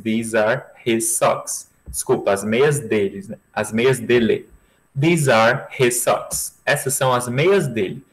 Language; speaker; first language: English; non-native, fluent; Portuguese